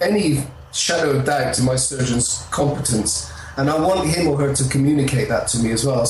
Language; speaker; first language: English; native; English